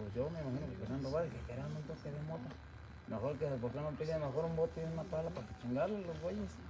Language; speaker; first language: Spanish; native; Spanish